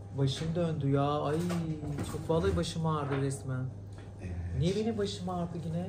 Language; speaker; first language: Turkish; native; Turkish